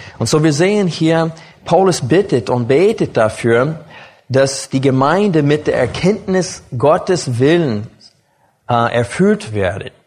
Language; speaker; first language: German; non-native, fluent; English